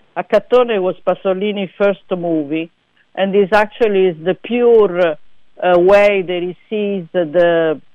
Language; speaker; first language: English; non-native, fluent; Italian